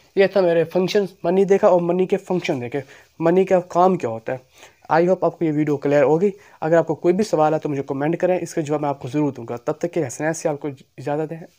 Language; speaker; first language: Urdu; non-native, local second language; Punjabi